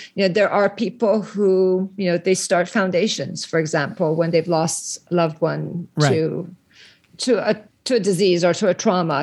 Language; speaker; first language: English; early bilingual, other home language; Persian